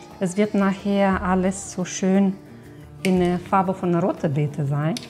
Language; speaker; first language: German; non-native, fluent; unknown